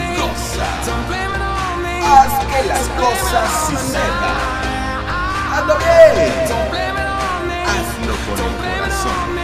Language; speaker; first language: Spanish; native; Spanish